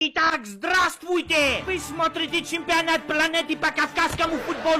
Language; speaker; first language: Russian; native; Russian